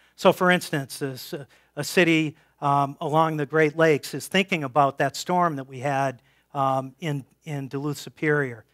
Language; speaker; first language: English; native; English